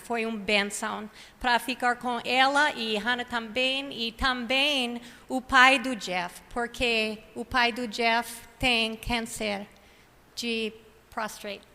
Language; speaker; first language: Portuguese; non-native, fluent; English